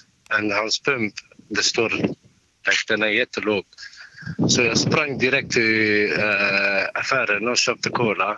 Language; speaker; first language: Swedish; non-native, learner; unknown